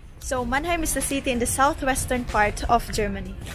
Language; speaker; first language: English; non-native, local second language; Filipino